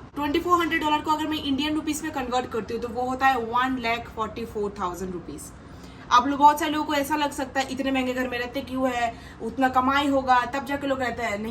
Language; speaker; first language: Hindi; non-native, local second language; Bangla